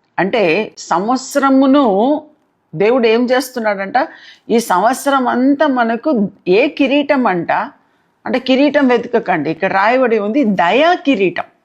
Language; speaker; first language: Telugu; non-native, local second language; Tamil